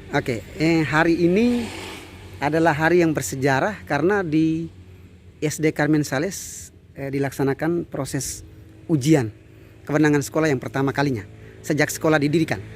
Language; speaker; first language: Indonesian; native; Indonesian